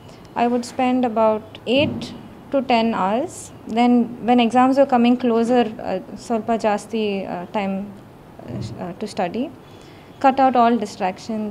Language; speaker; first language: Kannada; non-native, local second language; Konkani